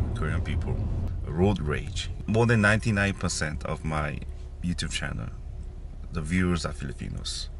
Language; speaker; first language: English; non-native, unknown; Korean